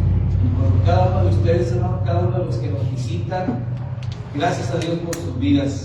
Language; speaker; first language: Spanish; native; Spanish